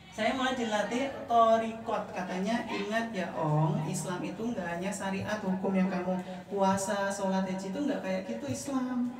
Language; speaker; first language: Indonesian; non-native, fluent; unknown